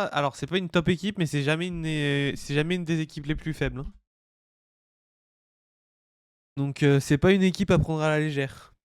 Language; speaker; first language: French; native; French